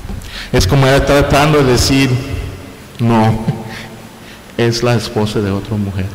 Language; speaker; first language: Spanish; non-native, fluent; English